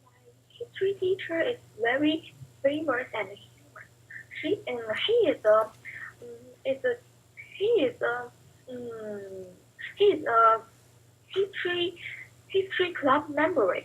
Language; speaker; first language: English; non-native, learner; Chinese